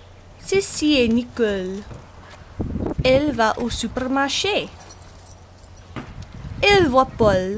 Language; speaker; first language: French; non-native, learner; English